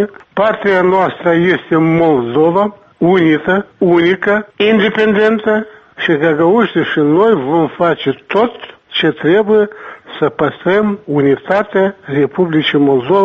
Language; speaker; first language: Romanian; non-native, local second language; Gagauz